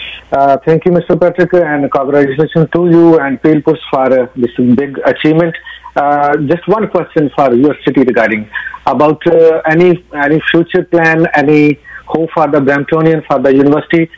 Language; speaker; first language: English; non-native, local second language; Punjabi